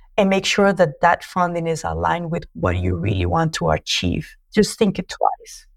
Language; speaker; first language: English; non-native, fluent; Spanish